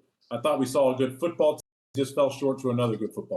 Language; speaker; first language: English; native; English